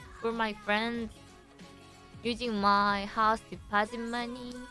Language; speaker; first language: English; non-native, learner; Korean